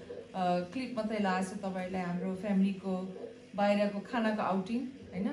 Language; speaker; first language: Nepali; non-native, learner; English